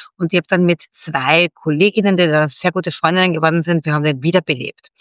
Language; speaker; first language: German; native; German